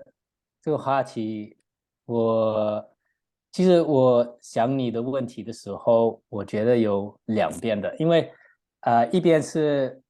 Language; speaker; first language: Chinese; non-native, learner; English